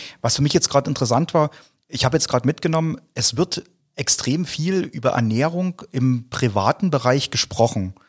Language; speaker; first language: German; native; German